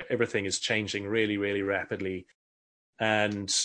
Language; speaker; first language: English; native; English